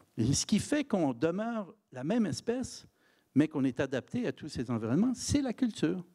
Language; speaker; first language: French; native; French